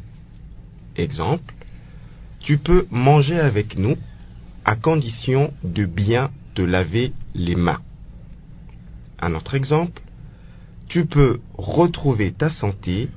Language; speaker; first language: French; non-native, local second language; Lingala